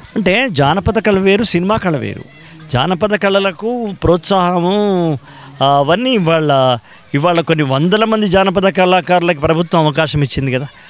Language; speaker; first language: Telugu; native; Telugu